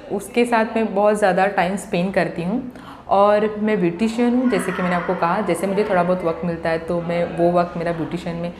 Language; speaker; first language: Hindi; non-native, local second language; Marathi